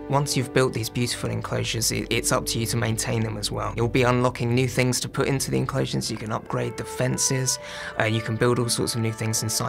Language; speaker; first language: English; native; English